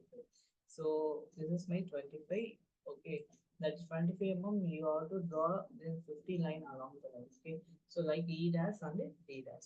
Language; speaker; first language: English; non-native, local second language; Tamil